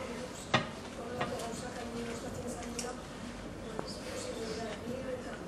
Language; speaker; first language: Basque; non-native, local second language; Spanish